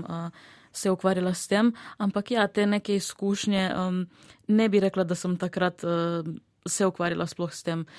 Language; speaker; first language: Slovenian; early bilingual, other home language; Serbian